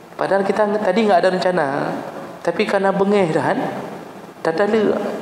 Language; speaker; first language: Malay; non-native, local second language; Achinese